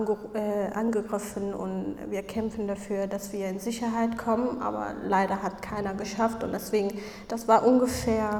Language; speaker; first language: German; non-native, fluent; Kurdish